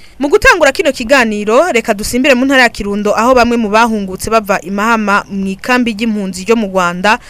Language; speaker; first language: Kinyarwanda; native; Kinyarwanda